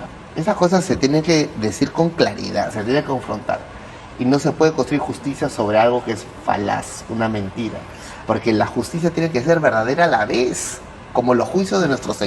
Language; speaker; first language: Spanish; native; Spanish